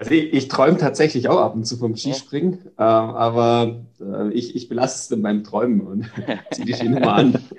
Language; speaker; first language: German; native; German